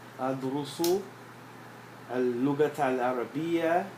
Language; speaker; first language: Arabic; non-native, learner; English